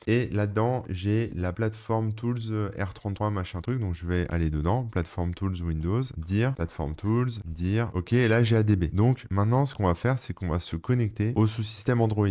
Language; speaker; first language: French; native; French